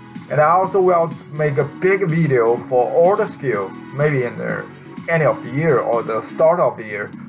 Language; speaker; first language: English; non-native, learner; Japanese